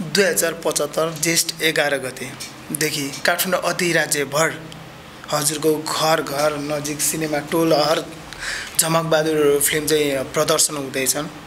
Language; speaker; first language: Nepali; non-native, local second language; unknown